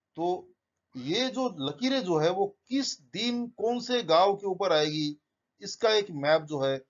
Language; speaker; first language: Hindi; non-native, local second language; Marathi